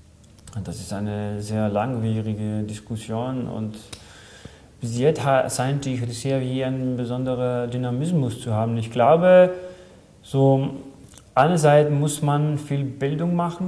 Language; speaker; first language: German; non-native, fluent; Greek